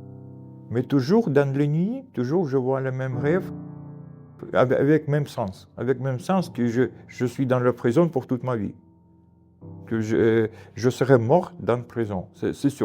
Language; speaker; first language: French; non-native, fluent; Russian